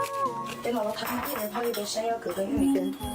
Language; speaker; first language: Chinese; native; Chinese